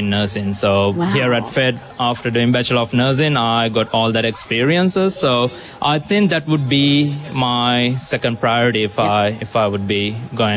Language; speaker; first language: English; non-native, local second language; Sinhala